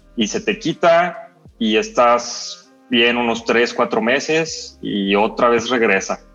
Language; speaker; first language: Spanish; native; Spanish